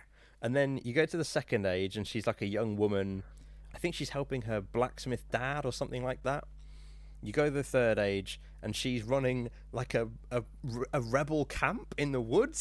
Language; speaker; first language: English; native; English